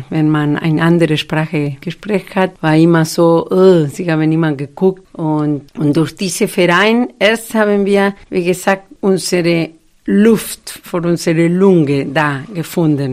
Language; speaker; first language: German; non-native, fluent; Spanish